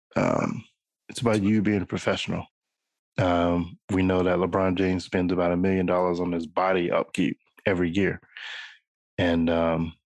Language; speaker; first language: English; native; English